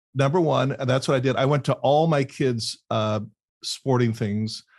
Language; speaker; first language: English; native; English